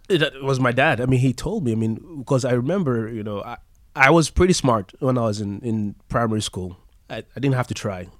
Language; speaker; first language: English; non-native, local second language; Yoruba